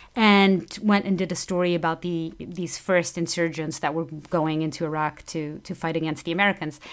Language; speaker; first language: English; non-native, fluent; Portuguese